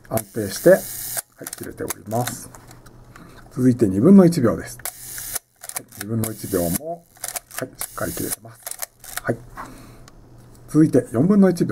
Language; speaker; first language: Japanese; native; Japanese